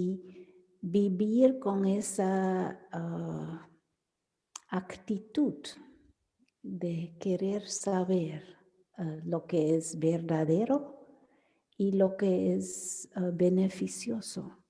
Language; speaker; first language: Spanish; non-native, fluent; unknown